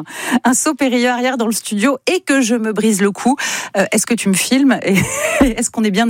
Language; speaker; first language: French; native; French